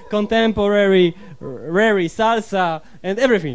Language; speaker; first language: English; non-native, fluent; Polish